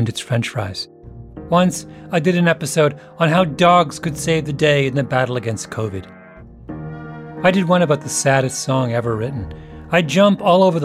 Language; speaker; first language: English; native; English